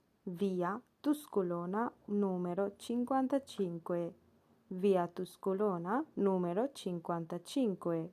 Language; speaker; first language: Italian; non-native, learner; Bangla